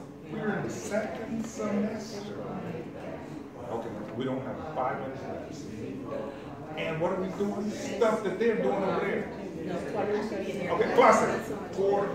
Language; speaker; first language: English; native; English